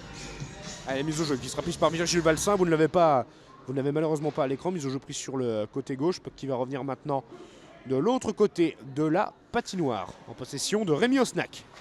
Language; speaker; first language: French; native; French